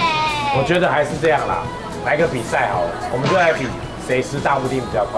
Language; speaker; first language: Chinese; native; Chinese